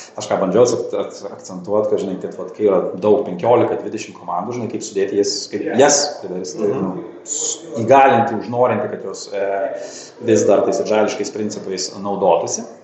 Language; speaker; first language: Lithuanian; native; Lithuanian